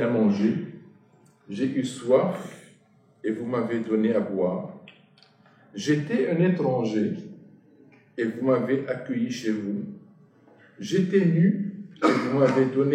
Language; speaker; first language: French; non-native, fluent; Arabic